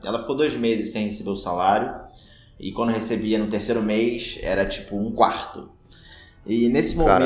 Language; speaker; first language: Portuguese; native; Portuguese